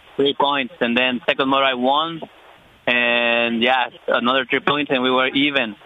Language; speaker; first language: English; non-native, fluent; Spanish